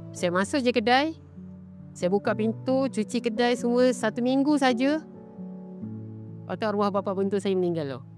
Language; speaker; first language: Malay; native; Malay